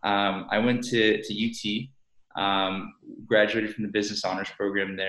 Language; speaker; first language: English; native; English